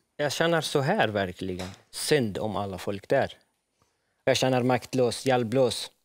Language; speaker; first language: Swedish; non-native, fluent; Arabic